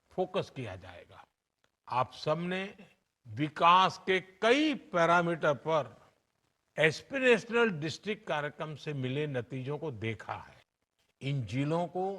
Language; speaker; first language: Hindi; non-native, local second language; Gujarati